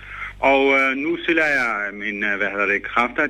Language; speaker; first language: Danish; non-native, fluent; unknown